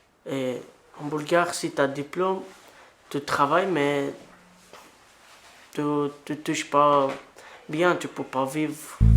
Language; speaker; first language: French; non-native, learner; Bulgarian